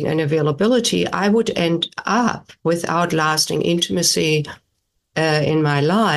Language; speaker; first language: English; non-native, fluent; German